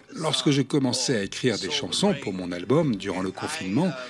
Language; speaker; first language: French; non-native, fluent; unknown